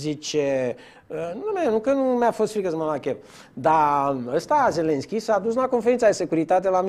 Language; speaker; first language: Romanian; native; Romanian